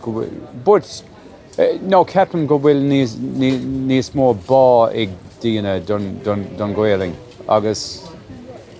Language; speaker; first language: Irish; non-native, local second language; English